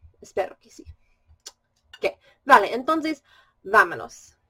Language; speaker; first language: Spanish; non-native, fluent; English